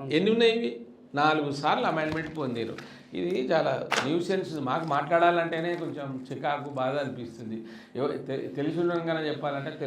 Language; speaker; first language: Telugu; non-native, local second language; Lambadi